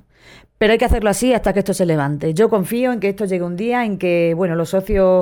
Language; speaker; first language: Spanish; native; Spanish